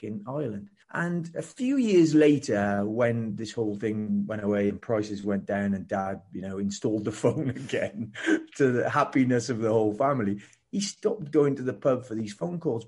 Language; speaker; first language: English; native; English